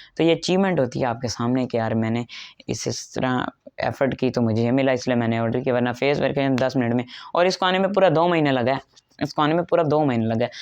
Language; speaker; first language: Urdu; native; Urdu